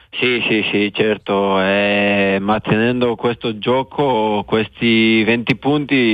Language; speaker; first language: Italian; non-native, fluent; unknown